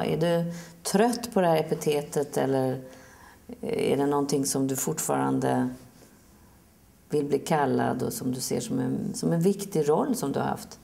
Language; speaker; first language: Swedish; native; Swedish